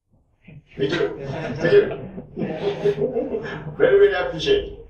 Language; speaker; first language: English; non-native, learner; Japanese